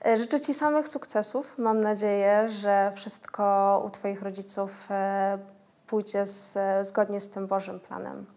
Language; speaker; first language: Polish; native; Polish